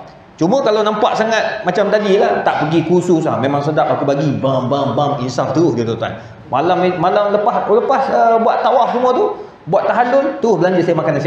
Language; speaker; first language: Malay; native; Malay